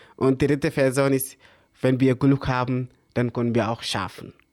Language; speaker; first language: German; early bilingual, other home language; Arabic